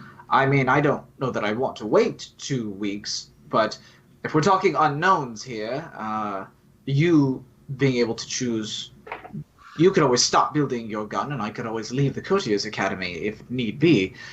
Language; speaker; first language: English; native; English